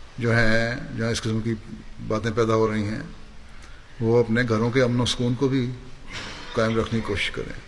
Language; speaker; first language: Urdu; native; Urdu